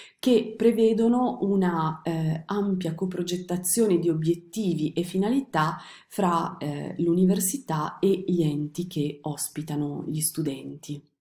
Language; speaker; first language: Italian; native; Italian